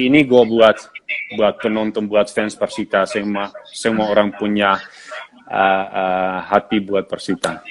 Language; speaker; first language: Indonesian; non-native, fluent; Dutch